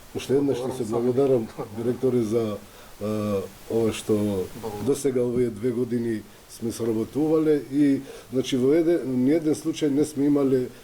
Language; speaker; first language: Macedonian; non-native, local second language; Albanian